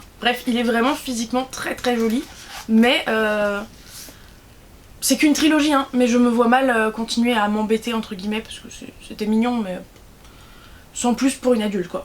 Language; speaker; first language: French; native; French